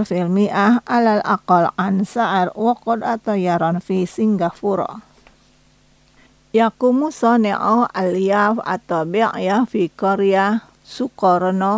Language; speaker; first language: Arabic; non-native, fluent; Indonesian